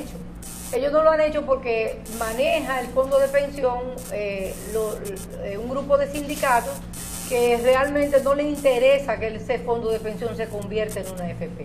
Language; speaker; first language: Spanish; native; Spanish